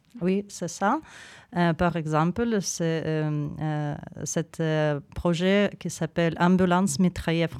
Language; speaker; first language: French; non-native, fluent; Ukrainian